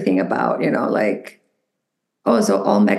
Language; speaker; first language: English; non-native, fluent; Spanish